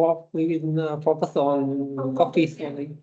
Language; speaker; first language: English; non-native, learner; Vietnamese